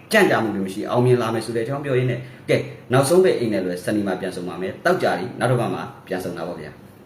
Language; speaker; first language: Burmese; native; Burmese